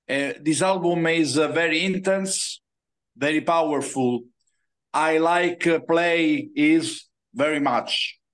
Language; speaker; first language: English; non-native, learner; Italian